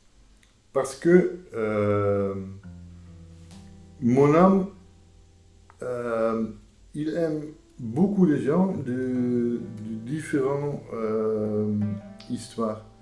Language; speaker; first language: French; non-native, fluent; Dutch